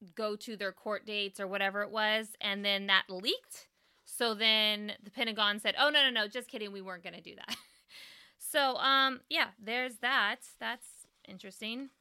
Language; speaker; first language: English; native; English